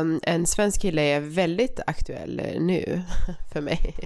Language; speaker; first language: Swedish; early bilingual, other home language; Persian